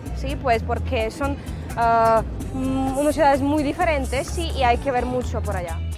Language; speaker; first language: Spanish; early bilingual, other home language; Ukrainian